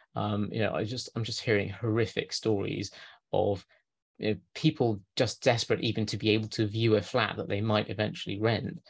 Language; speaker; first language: English; native; English